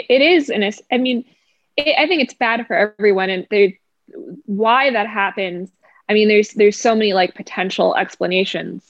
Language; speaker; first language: English; native; English